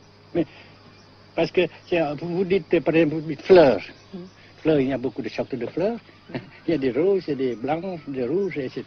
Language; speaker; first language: French; non-native, fluent; Vietnamese